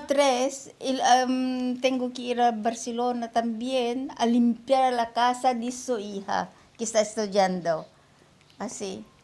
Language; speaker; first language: Spanish; non-native, learner; Filipino